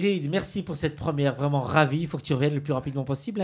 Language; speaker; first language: French; native; French